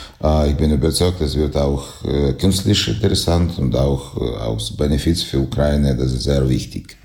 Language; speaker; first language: German; non-native, learner; Ukrainian